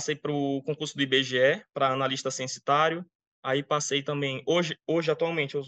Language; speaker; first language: Portuguese; native; Portuguese